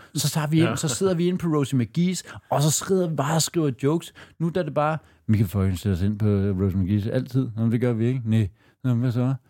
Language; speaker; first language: Danish; native; Danish